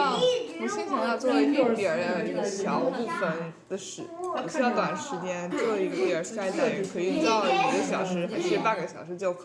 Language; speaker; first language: Chinese; non-native, learner; English